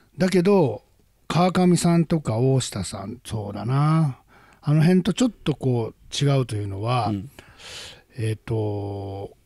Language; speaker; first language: Japanese; native; Japanese